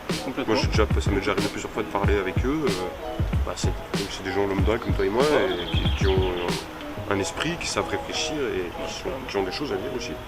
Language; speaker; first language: French; native; French